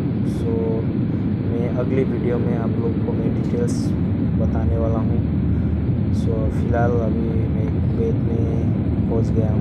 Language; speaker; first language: Hindi; non-native, local second language; Nepali